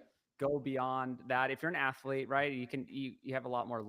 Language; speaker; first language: English; native; English